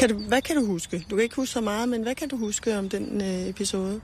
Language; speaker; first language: Danish; native; Danish